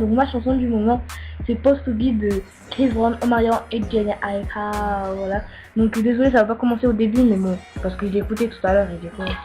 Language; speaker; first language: French; native; French